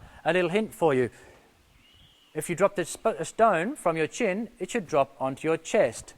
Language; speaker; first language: English; native; English